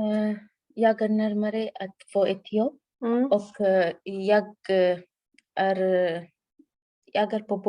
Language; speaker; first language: Swedish; non-native, learner; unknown